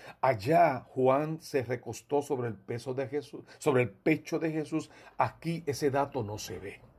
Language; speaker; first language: Spanish; native; Spanish